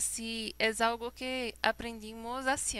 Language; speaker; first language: Spanish; non-native, fluent; Portuguese